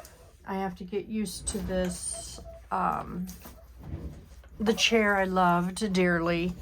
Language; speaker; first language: English; native; English